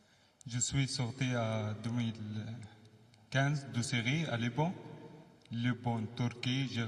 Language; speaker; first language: French; non-native, learner; Arabic